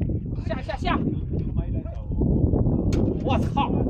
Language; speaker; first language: Chinese; native; Chinese